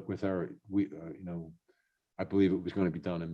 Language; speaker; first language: English; native; English